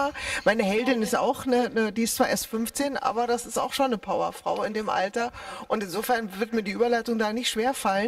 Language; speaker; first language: German; native; German